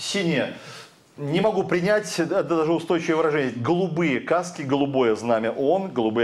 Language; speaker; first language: Russian; native; Russian